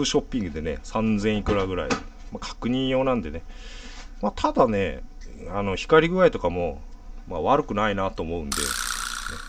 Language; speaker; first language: Japanese; native; Japanese